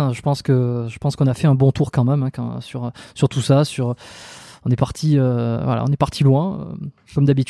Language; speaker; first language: French; native; French